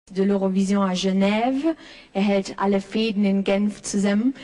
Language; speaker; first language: German; non-native, local second language; Luxembourgish